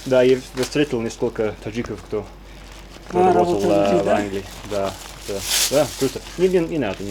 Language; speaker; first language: Russian; non-native, learner; English